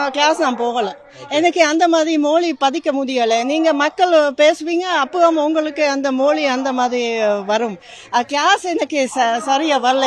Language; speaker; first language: Tamil; non-native, learner; German